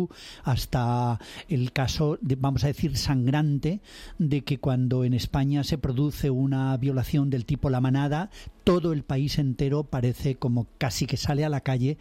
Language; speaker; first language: Spanish; native; Spanish